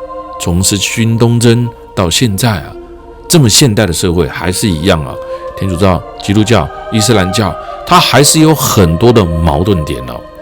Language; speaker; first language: Chinese; native; Chinese